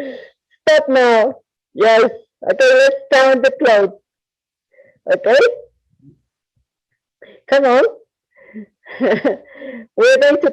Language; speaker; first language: English; non-native, fluent; Spanish